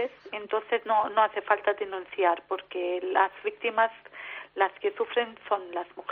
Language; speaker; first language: Spanish; non-native, learner; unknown